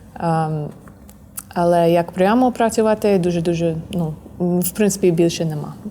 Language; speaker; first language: Ukrainian; non-native, learner; English